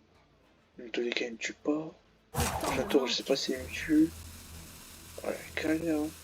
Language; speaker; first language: French; native; French